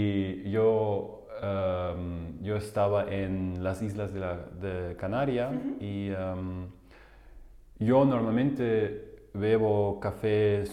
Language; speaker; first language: Spanish; non-native, fluent; German